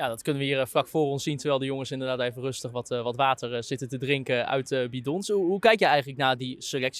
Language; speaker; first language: Dutch; native; Dutch